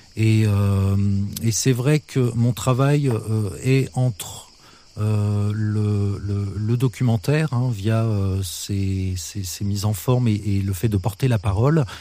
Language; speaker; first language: French; native; French